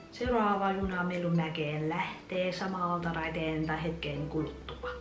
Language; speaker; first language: Finnish; non-native, fluent; Vietnamese